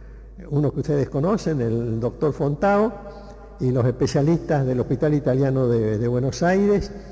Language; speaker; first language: Spanish; native; Spanish